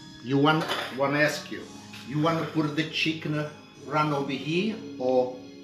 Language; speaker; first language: English; non-native, learner; Italian